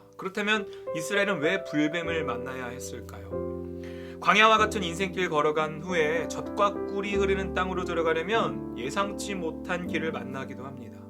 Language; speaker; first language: Korean; native; Korean